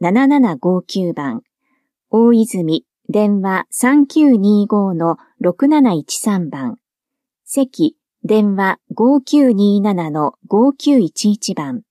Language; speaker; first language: Japanese; native; Japanese